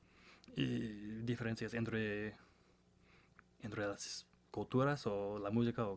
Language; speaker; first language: Spanish; non-native, learner; English